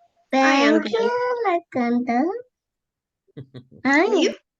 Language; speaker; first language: English; non-native, learner; Spanish